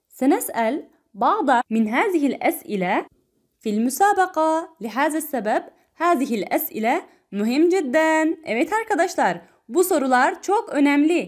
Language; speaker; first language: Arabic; non-native, learner; Turkish